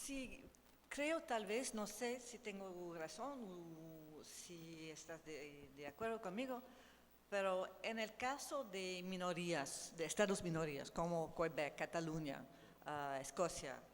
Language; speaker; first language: Spanish; non-native, learner; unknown